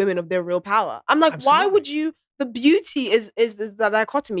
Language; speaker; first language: English; non-native, local second language; Akan